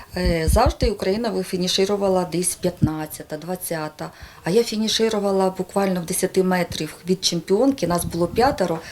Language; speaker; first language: Ukrainian; native; Ukrainian